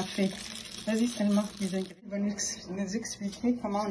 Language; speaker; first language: French; non-native, local second language; Arabic